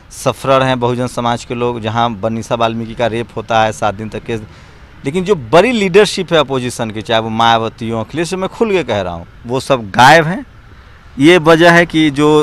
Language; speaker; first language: Hindi; native; Hindi